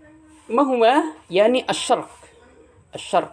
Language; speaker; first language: Arabic; non-native, fluent; Indonesian